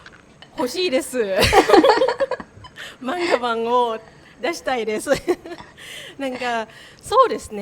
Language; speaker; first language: Japanese; non-native, learner; Thai